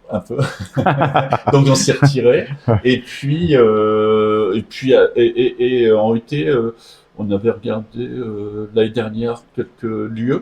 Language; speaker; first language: French; native; French